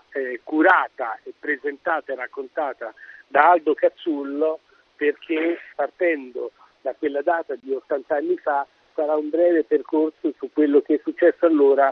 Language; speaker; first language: Italian; native; Italian